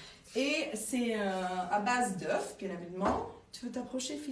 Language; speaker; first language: French; non-native, fluent; English